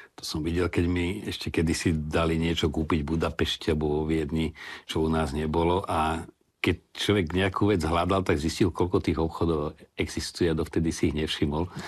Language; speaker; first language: Slovak; native; Slovak